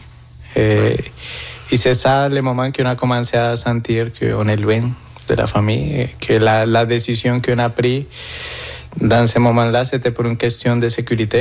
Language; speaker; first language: French; non-native, fluent; Spanish